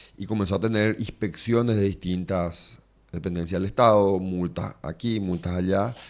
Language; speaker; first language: Spanish; native; Spanish